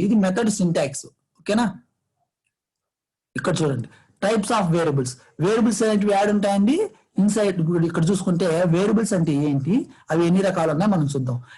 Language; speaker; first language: Telugu; native; Telugu